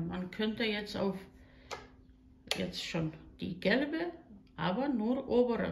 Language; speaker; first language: German; non-native, learner; Croatian